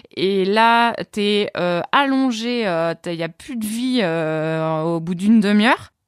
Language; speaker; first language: French; native; French